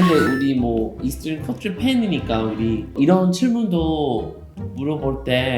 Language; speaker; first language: Korean; non-native, learner; English